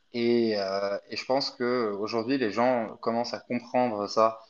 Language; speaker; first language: French; non-native, fluent; Arabic